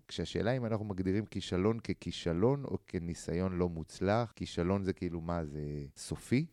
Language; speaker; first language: Hebrew; native; Hebrew